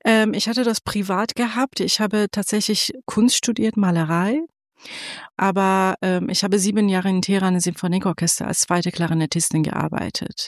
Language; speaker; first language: German; non-native, fluent; Persian